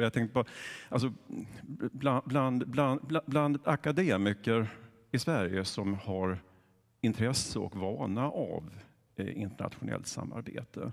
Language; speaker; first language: Swedish; native; Swedish